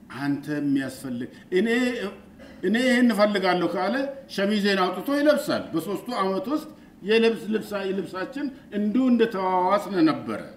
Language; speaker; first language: Amharic; native; Amharic